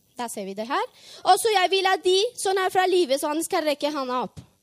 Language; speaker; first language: Norwegian; non-native, fluent; Spanish